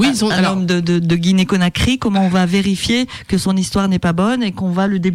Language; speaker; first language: French; native; French